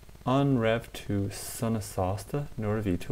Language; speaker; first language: Irish; non-native, local second language; English